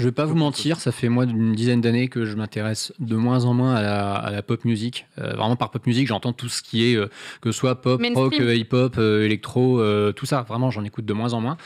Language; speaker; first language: French; native; French